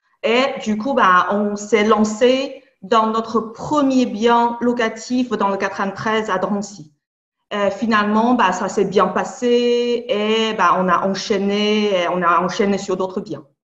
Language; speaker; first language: French; non-native, fluent; Chinese